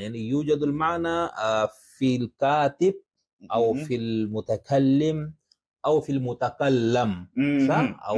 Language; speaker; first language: Arabic; non-native, fluent; Urdu